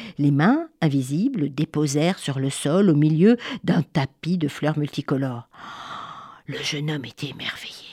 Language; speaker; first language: French; native; French